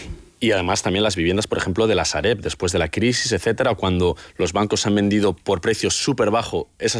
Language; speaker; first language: Spanish; native; Spanish